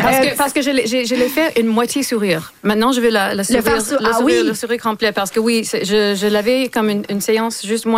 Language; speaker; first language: French; non-native, local second language; English